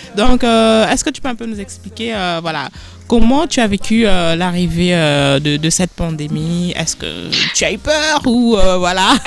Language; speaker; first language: French; native; French